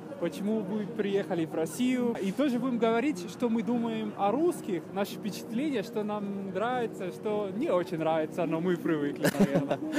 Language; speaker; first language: Russian; non-native, fluent; Spanish